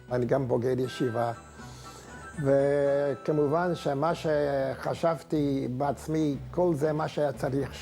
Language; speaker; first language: Hebrew; non-native, fluent; Hungarian